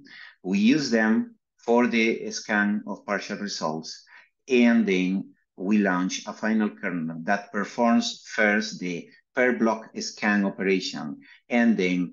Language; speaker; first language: English; non-native, fluent; Spanish